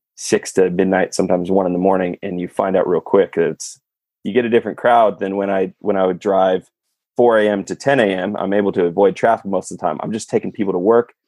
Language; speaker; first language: English; native; English